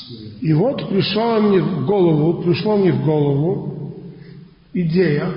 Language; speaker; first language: Russian; non-native, fluent; Polish